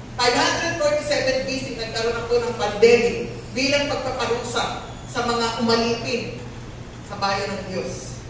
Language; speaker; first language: Filipino; native; Filipino